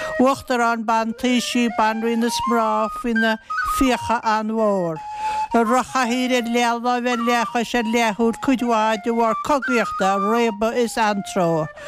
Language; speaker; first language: Irish; native; Irish